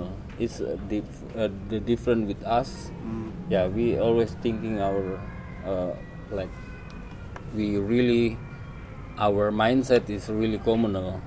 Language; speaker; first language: English; non-native, learner; Indonesian